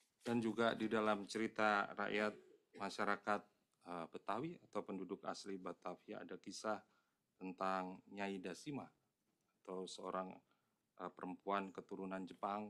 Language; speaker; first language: Indonesian; native; Indonesian